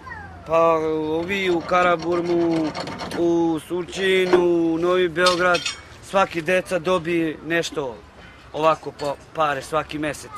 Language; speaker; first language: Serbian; non-native, local second language; Romany